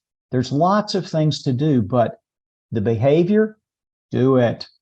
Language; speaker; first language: English; native; English